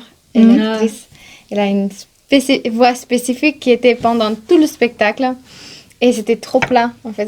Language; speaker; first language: French; non-native, fluent; Bulgarian